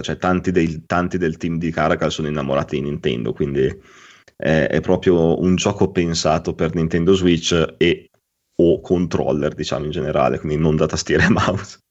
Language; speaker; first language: Italian; native; Italian